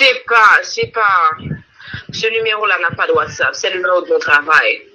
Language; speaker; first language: French; early bilingual, heritage; French